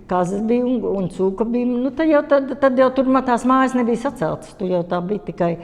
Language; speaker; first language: Latvian; native; Latvian